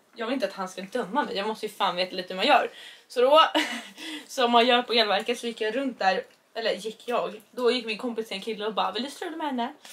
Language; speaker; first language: Swedish; native; Swedish